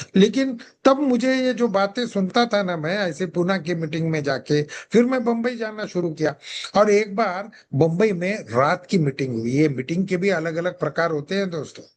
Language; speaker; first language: Hindi; non-native, local second language; Marathi